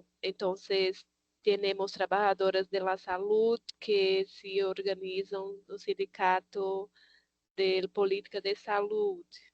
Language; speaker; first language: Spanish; non-native, learner; Portuguese